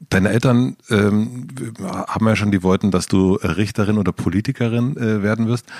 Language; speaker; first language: German; native; German